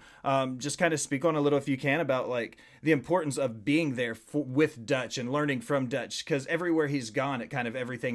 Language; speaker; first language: English; native; English